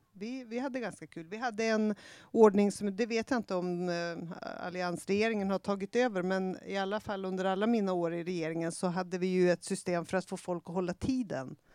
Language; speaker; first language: Swedish; native; Swedish